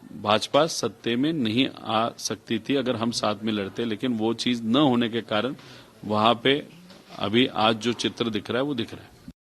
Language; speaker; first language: Hindi; non-native, local second language; Marathi